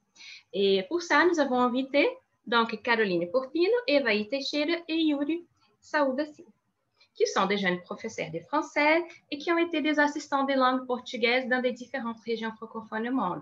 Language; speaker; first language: French; non-native, fluent; Portuguese